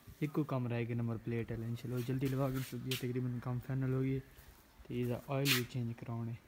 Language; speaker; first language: Urdu; non-native, local second language; Saraiki